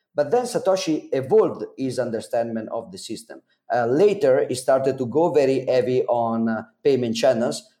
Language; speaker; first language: English; non-native, fluent; Italian